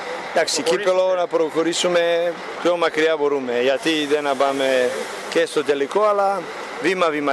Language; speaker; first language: Greek; non-native, learner; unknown